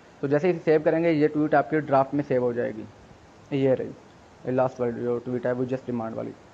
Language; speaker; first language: Urdu; non-native, local second language; Punjabi